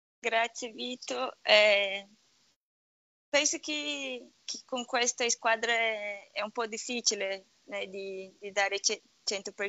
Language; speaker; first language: Italian; non-native, learner; Portuguese